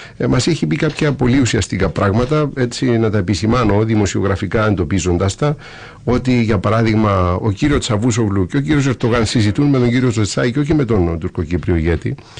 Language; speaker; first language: Greek; native; Greek